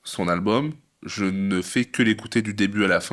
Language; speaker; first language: French; native; French